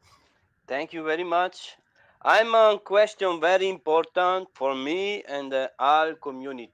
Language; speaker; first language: English; non-native, learner; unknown